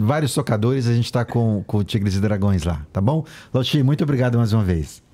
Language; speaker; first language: Portuguese; non-native, learner; Chinese